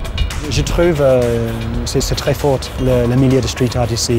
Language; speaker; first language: French; non-native, fluent; English